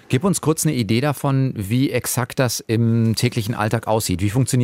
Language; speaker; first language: German; native; German